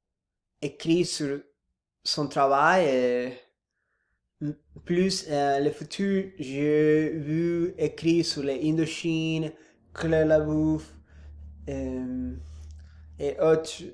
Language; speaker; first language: French; non-native, learner; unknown